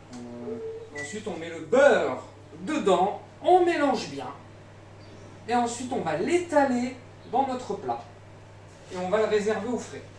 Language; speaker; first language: French; native; French